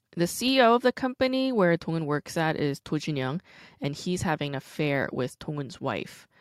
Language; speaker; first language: English; native; English